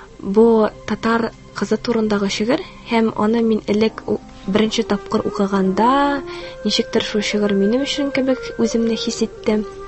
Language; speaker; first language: Tatar; early bilingual, heritage; Tatar